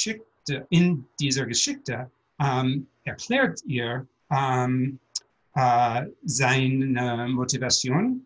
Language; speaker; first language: German; non-native, learner; English